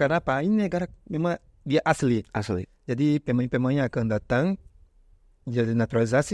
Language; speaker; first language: Indonesian; non-native, fluent; Portuguese